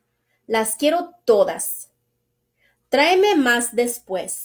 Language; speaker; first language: Spanish; early bilingual, heritage; English